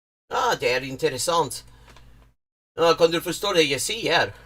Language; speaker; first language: Swedish; non-native, learner; English